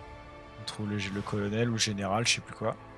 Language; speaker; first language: French; native; French